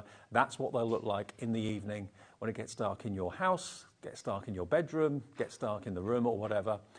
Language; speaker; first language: English; native; English